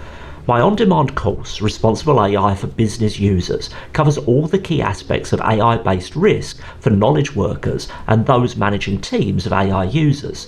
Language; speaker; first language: English; native; English